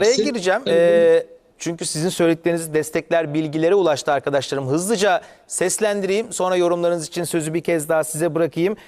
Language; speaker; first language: Turkish; native; Turkish